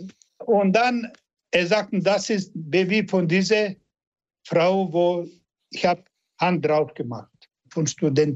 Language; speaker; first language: German; non-native, learner; Serbian